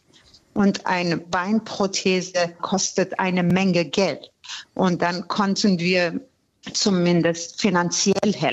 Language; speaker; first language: German; non-native, fluent; Persian